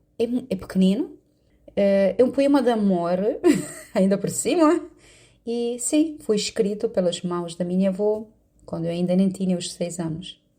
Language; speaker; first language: Portuguese; non-native, fluent; Romanian